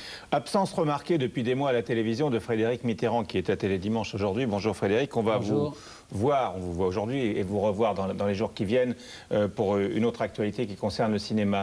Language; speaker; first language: French; native; French